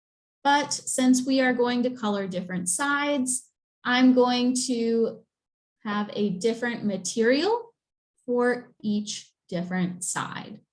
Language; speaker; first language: English; native; English